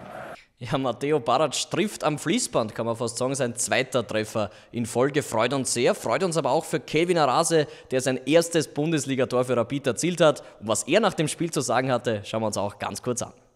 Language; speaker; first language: German; native; German